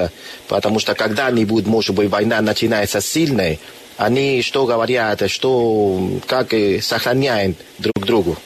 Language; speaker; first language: Russian; non-native, learner; Spanish